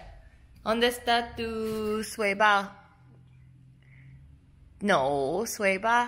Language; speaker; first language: Spanish; early bilingual, heritage; English